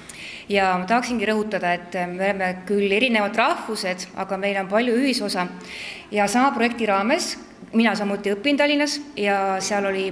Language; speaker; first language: Estonian; non-native, local second language; Russian